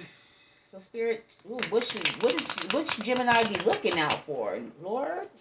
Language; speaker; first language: English; native; English